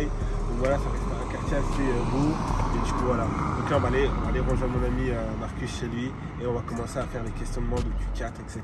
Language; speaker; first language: French; native; French